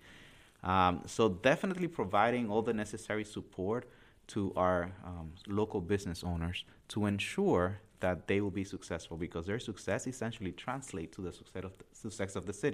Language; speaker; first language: English; non-native, fluent; Spanish